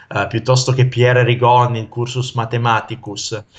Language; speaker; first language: Italian; native; Italian